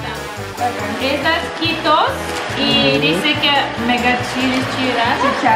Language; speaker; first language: Spanish; non-native, learner; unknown